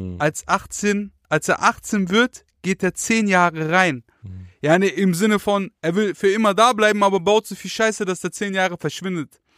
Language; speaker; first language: German; native; German